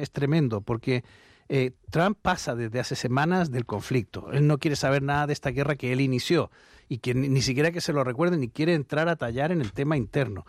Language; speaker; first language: Spanish; native; Spanish